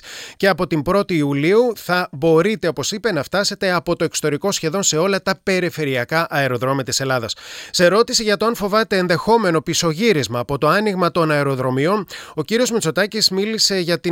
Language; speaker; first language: Greek; native; Greek